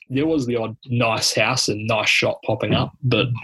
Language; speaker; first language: English; native; English